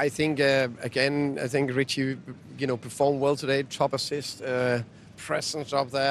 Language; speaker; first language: English; non-native, fluent; Danish